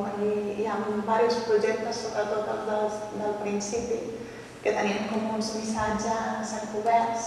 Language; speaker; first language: Catalan; early bilingual, heritage; Catalan